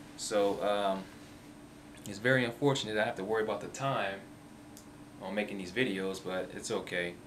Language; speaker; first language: English; native; English